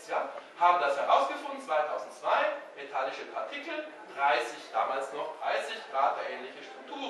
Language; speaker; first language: German; native; German